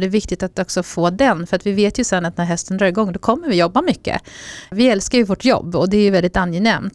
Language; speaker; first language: Swedish; native; Swedish